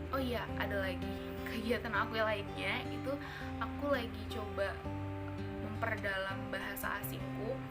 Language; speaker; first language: Indonesian; native; Indonesian